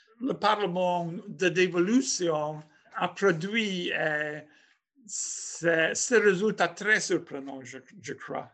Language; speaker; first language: French; non-native, fluent; English